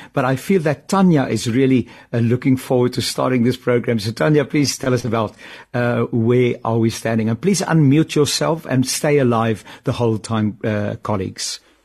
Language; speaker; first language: English; non-native, local second language; Afrikaans